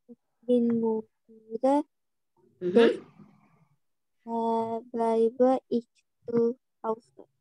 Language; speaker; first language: German; non-native, learner; Indonesian